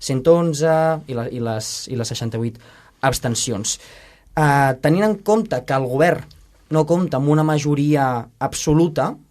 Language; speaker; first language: Catalan; native; Catalan